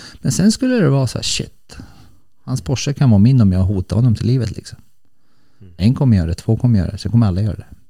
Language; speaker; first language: Swedish; early bilingual, other home language; Bosnian